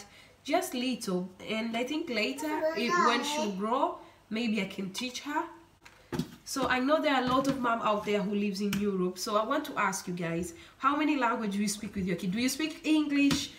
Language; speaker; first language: English; non-native, fluent; Swahili